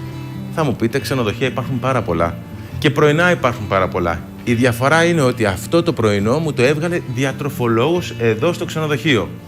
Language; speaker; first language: Greek; native; Greek